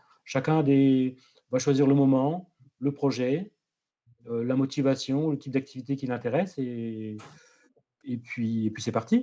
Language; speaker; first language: French; native; French